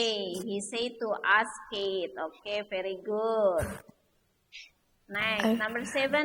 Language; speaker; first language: English; non-native, learner; Indonesian